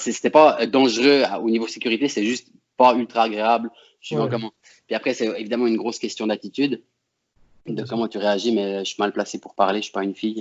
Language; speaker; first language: French; native; French